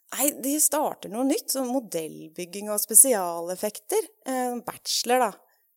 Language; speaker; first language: Norwegian; native; Norwegian